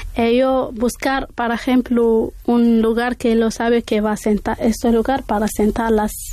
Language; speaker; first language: Spanish; non-native, learner; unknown